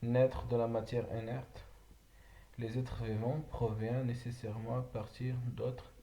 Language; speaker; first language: French; non-native, local second language; Arabic